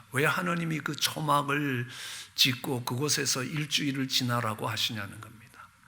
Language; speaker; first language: Korean; native; Korean